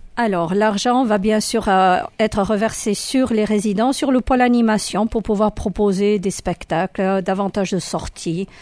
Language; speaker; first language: French; native; French